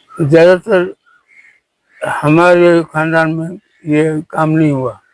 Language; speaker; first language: Urdu; non-native, local second language; Sindhi